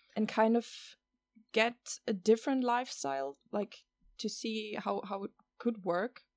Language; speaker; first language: English; non-native, fluent; German